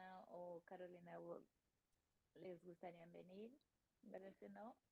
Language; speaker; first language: Spanish; non-native, learner; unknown